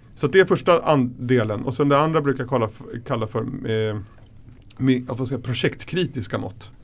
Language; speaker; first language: Swedish; early bilingual, other home language; Spanish